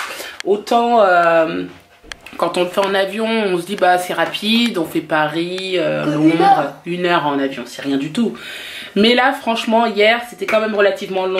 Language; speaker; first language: French; native; French